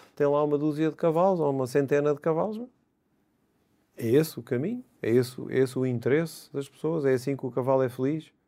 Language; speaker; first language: Portuguese; native; Portuguese